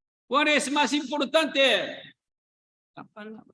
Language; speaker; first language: Spanish; non-native, learner; Korean